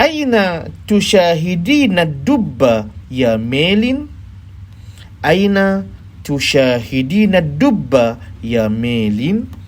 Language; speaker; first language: Arabic; non-native, fluent; Malay